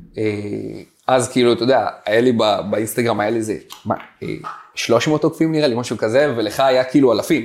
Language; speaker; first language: Hebrew; native; Hebrew